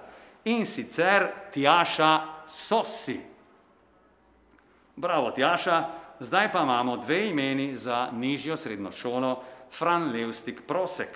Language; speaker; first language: Slovenian; native; Slovenian